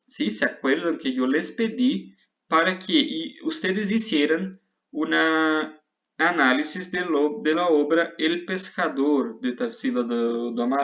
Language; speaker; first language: Spanish; non-native, fluent; Portuguese